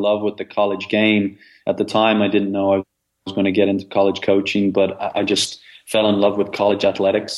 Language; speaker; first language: English; native; English